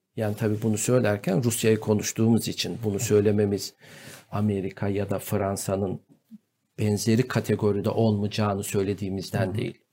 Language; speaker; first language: Turkish; native; Turkish